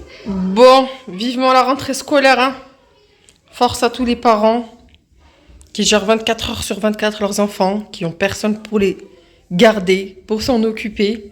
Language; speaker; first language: French; native; French